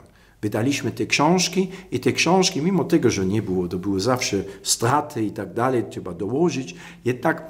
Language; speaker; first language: Polish; non-native, fluent; German